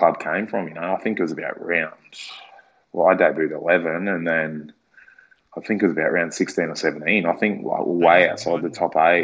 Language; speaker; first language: English; native; English